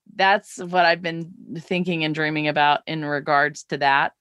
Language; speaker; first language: English; native; English